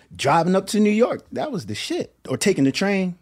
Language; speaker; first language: English; native; English